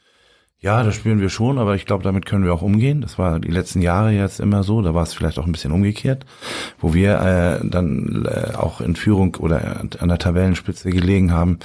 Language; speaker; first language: German; native; German